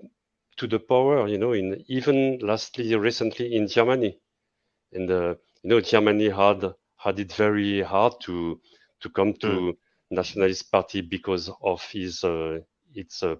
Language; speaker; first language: English; non-native, fluent; French